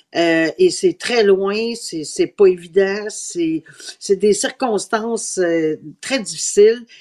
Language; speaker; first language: French; native; French